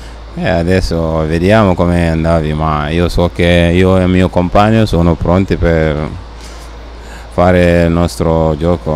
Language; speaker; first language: Italian; non-native, learner; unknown